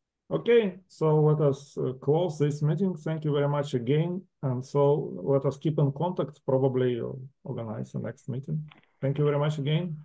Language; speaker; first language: English; non-native, fluent; Russian